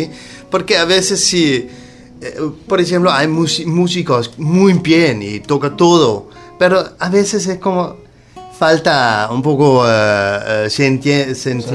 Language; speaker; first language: Spanish; non-native, learner; Danish